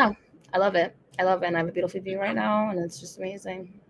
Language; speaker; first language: English; native; English